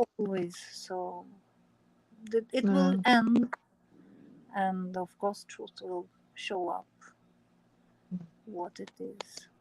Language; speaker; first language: English; non-native, learner; Ukrainian